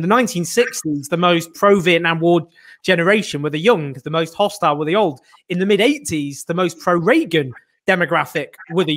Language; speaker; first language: English; native; English